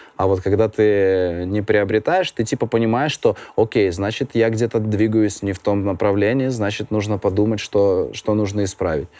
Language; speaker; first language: Russian; native; Russian